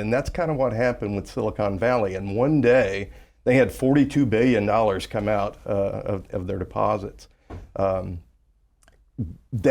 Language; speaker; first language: English; native; English